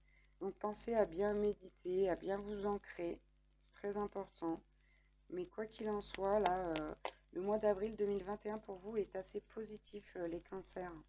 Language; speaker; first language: French; native; French